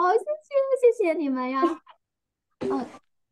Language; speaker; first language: Chinese; non-native, fluent; Vietnamese